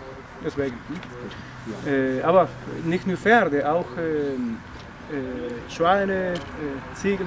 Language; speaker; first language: German; non-native, learner; Spanish